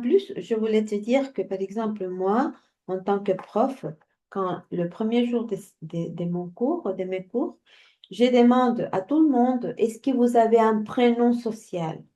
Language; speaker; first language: French; non-native, fluent; Spanish